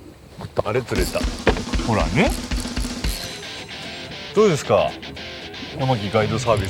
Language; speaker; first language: Japanese; native; Japanese